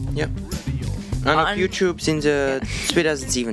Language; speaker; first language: German; non-native, local second language; Luxembourgish